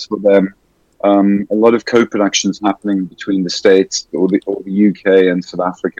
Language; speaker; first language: English; native; English